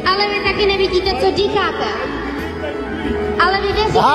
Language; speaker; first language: Czech; non-native, fluent; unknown